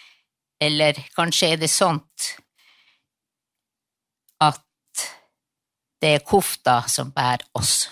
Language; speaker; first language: Norwegian; non-native, local second language; Northern Sami